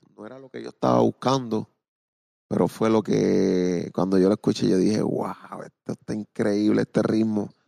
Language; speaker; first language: Spanish; native; Spanish